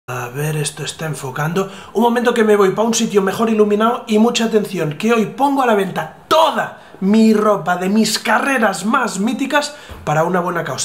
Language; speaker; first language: Spanish; native; Spanish